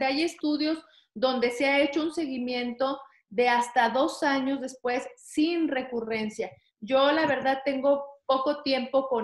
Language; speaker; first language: Spanish; native; Spanish